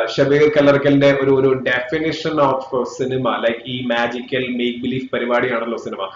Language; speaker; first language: Malayalam; native; Malayalam